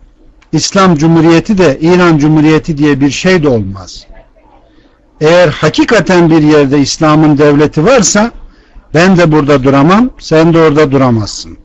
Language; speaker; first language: Turkish; native; Turkish